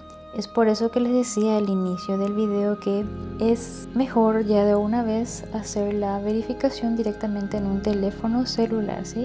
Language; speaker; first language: Spanish; native; Spanish